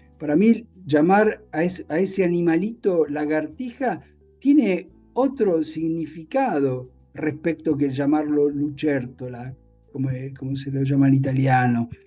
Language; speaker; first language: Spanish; native; Spanish